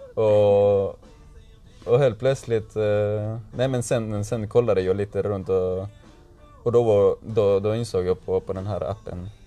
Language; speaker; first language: Swedish; non-native, fluent; Spanish